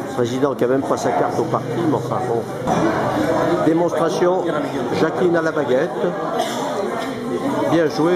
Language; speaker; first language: French; native; French